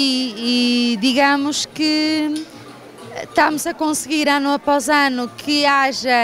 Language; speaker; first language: Portuguese; native; Portuguese